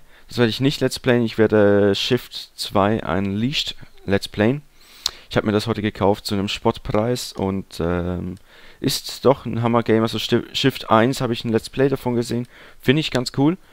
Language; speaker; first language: German; native; German